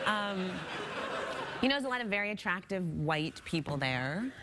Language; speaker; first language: English; native; English